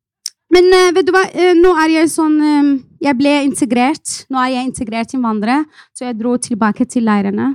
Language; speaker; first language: Norwegian; non-native, fluent; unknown